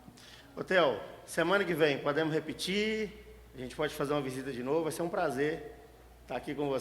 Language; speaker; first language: Portuguese; native; Portuguese